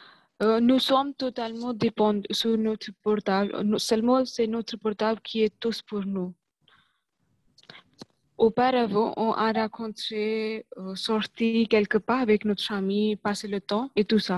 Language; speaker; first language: French; non-native, learner; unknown